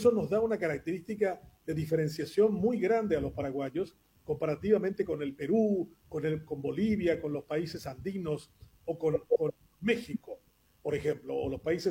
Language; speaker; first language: Spanish; non-native, local second language; Guarani